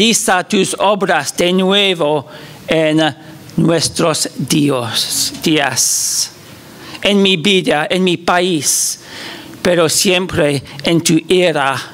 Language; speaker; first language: Spanish; non-native, fluent; English